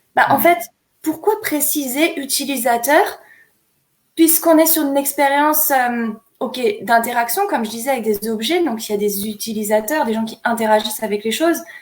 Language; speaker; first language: French; native; French